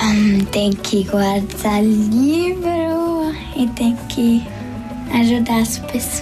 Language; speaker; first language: Portuguese; early bilingual, heritage; Portuguese